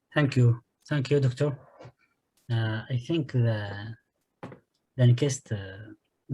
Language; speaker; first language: English; non-native, fluent; Arabic